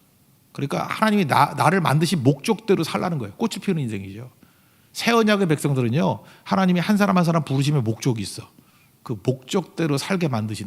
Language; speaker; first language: Korean; native; Korean